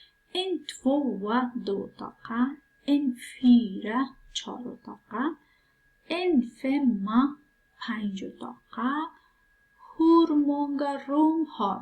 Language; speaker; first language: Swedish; non-native, fluent; Persian